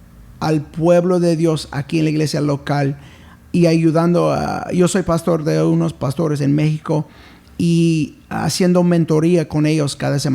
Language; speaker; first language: Spanish; early bilingual, heritage; English